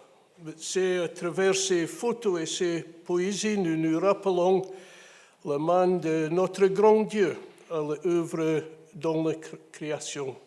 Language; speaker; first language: French; non-native, fluent; English